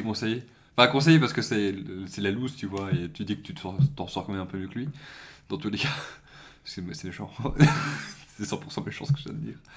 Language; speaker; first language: French; native; French